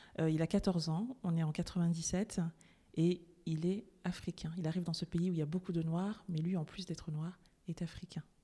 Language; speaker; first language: French; native; French